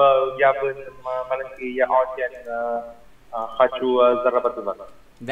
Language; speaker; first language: Russian; non-native, learner; Vietnamese